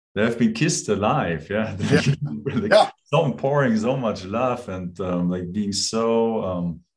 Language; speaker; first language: English; non-native, fluent; German